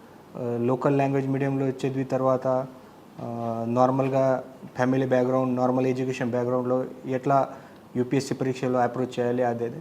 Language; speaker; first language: Telugu; non-native, fluent; Marathi